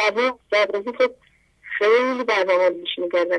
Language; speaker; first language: Persian; native; Persian